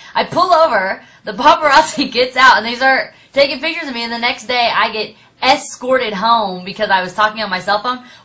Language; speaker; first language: English; native; English